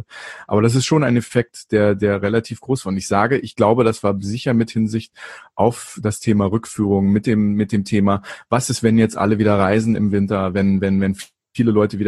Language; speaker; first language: German; native; German